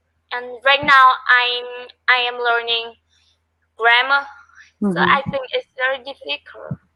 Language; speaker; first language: English; non-native, learner; Vietnamese